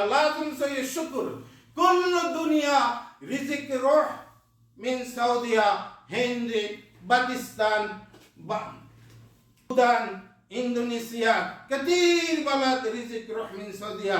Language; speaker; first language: Arabic; non-native, learner; Bangla